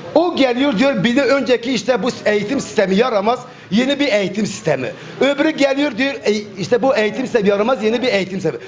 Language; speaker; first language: Turkish; native; Turkish